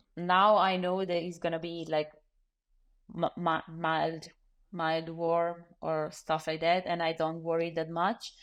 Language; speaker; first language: English; non-native, fluent; Italian